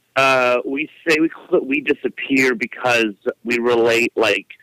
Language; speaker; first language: English; native; English